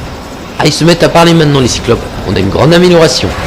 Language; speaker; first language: French; native; French